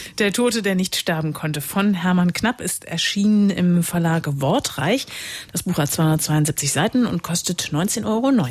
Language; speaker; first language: German; native; German